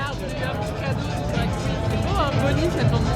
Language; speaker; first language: French; native; French